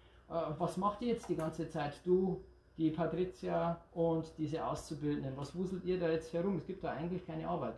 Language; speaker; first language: German; native; German